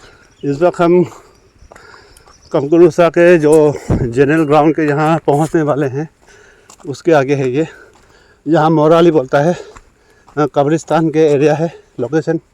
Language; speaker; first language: Hindi; non-native, local second language; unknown